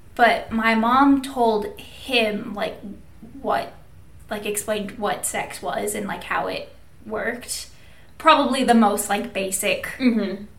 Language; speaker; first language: English; native; English